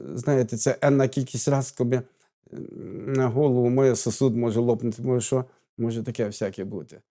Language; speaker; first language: Ukrainian; native; Ukrainian